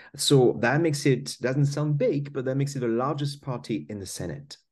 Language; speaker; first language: English; non-native, fluent; French